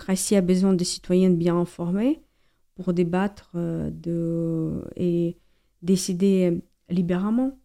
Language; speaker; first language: French; non-native, fluent; Ukrainian